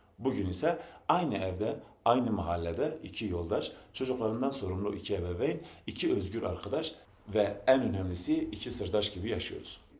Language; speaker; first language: Turkish; non-native, local second language; Zaza